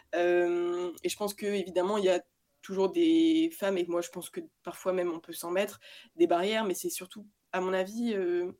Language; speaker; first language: French; native; French